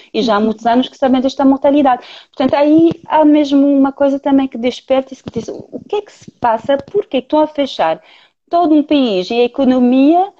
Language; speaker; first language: Portuguese; non-native, fluent; French